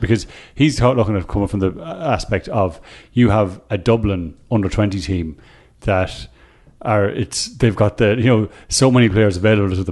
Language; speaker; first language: English; native; English